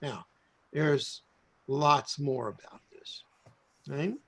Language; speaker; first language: English; native; English